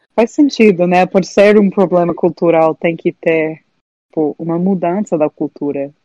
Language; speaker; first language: Portuguese; non-native, fluent; English